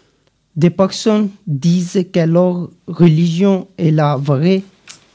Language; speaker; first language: French; non-native, learner; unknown